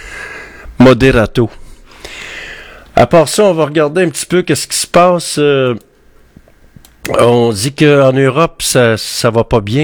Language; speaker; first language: French; native; French